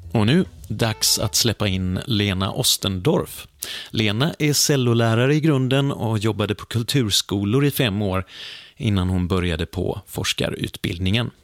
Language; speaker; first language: Swedish; native; Swedish